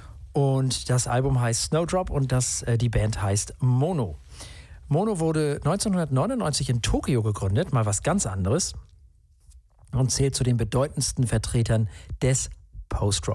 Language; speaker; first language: German; native; German